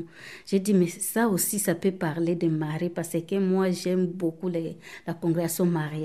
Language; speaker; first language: French; non-native, fluent; Tamil